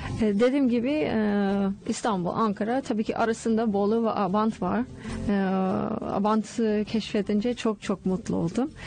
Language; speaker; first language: Turkish; non-native, fluent; English